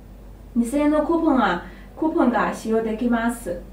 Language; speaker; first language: Japanese; non-native, learner; Chinese